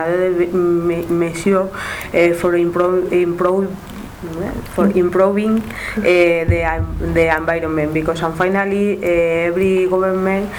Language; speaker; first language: English; non-native, learner; Spanish